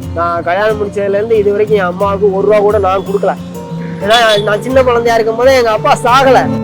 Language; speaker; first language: Tamil; native; Tamil